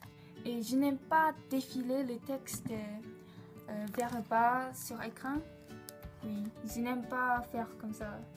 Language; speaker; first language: French; non-native, learner; Japanese